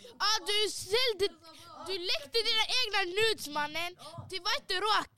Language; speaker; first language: Swedish; early bilingual, other home language; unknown